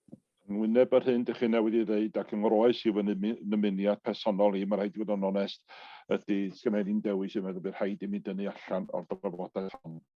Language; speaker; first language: Welsh; native; Welsh